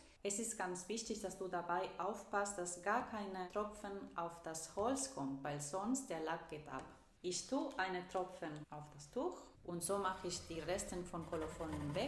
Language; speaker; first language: German; non-native, fluent; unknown